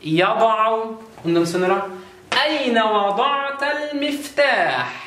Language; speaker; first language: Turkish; non-native, learner; Arabic